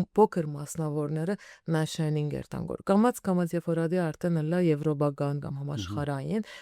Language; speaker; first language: Armenian; early bilingual, heritage; Armenian